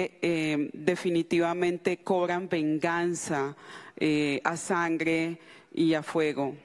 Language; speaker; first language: Spanish; non-native, local second language; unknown